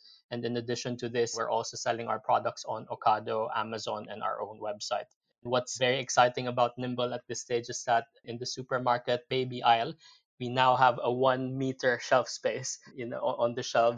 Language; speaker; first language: English; non-native, local second language; Filipino